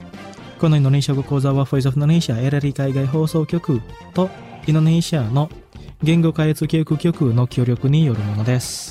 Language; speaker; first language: Japanese; non-native, fluent; Indonesian